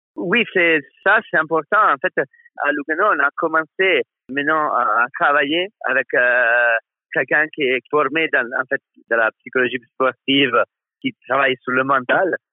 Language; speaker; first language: French; non-native, fluent; Italian